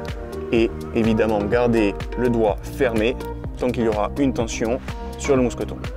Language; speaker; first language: French; native; French